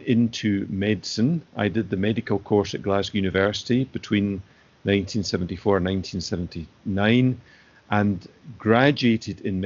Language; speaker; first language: English; native; English